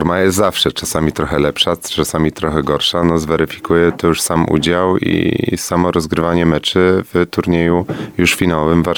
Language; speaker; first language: Polish; native; Polish